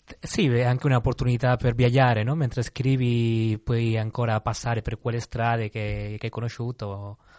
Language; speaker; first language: Italian; non-native, fluent; Spanish